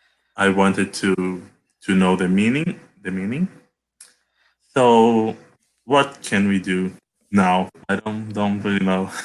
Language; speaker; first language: English; non-native, learner; Portuguese